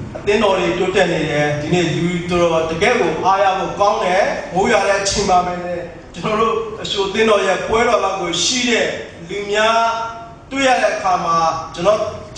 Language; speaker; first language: Burmese; non-native, local second language; Tedim Chin